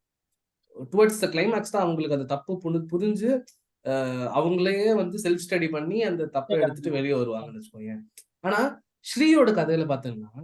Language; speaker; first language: Tamil; native; Tamil